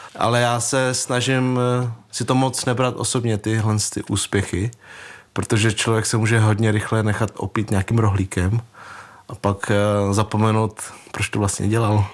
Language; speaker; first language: Czech; early bilingual, other home language; Vietnamese